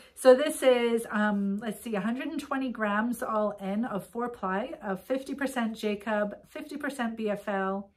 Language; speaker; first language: English; native; English